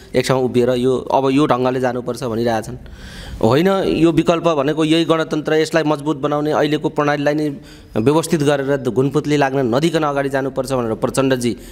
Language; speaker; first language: Nepali; native; Nepali